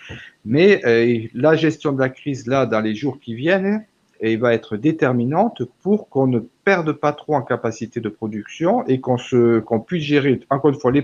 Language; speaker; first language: French; native; French